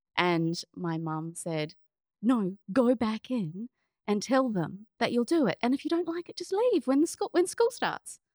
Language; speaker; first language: English; native; English